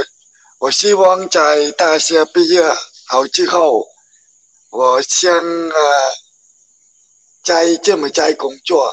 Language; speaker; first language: Chinese; non-native, learner; Khmer